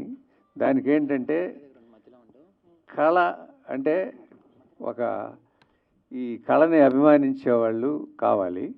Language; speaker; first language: Telugu; native; Telugu